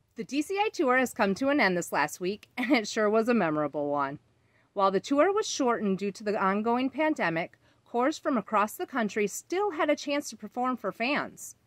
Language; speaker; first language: English; native; English